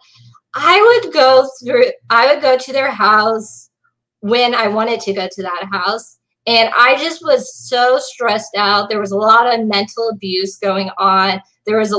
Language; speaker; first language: English; native; English